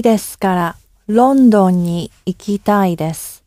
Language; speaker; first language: Japanese; non-native, learner; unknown